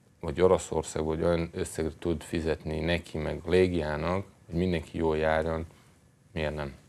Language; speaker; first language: Hungarian; non-native, fluent; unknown